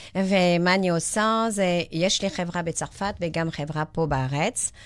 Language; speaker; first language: Hebrew; non-native, learner; French